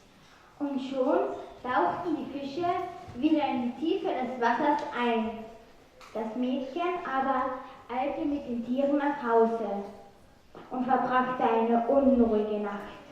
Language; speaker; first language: German; native; German